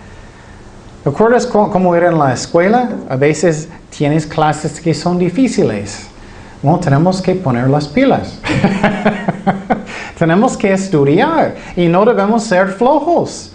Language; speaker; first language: Spanish; non-native, fluent; English